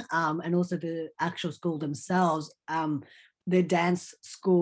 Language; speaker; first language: English; early bilingual, other home language; Hindi